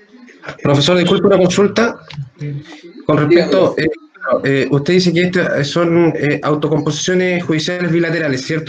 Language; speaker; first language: Spanish; native; Spanish